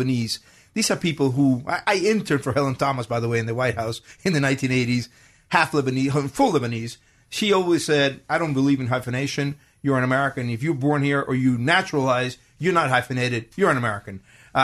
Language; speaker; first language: English; non-native, fluent; Spanish